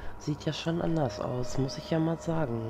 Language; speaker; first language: German; native; German